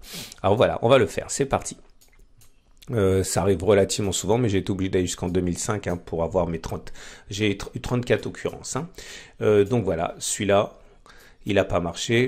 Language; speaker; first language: French; native; French